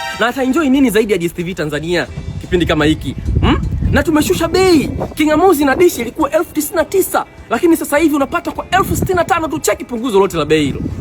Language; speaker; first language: Swahili; native; Swahili